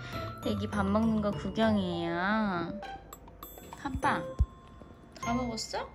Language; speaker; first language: Korean; native; Korean